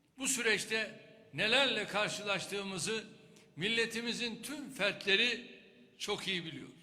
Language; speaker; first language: Turkish; native; Turkish